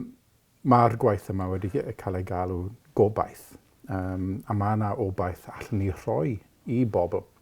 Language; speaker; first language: Welsh; non-native, local second language; English